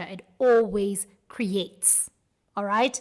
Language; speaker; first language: English; non-native, local second language; Zulu